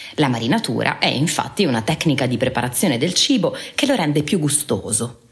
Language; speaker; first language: Italian; native; Italian